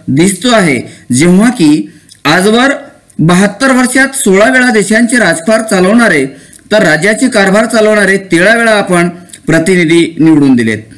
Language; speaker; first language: Marathi; non-native, local second language; Lambadi